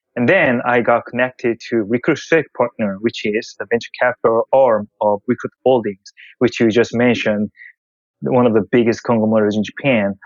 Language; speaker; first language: English; non-native, fluent; Korean